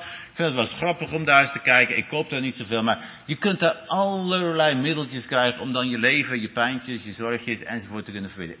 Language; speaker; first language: Dutch; native; Dutch